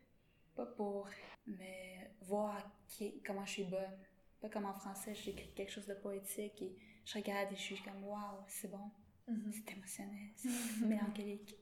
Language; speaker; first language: French; non-native, local second language; English